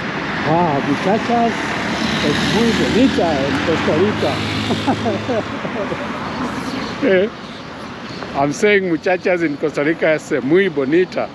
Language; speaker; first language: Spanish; non-native, learner; English